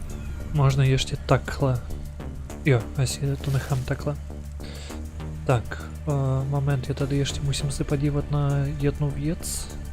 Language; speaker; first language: Czech; non-native, learner; Ukrainian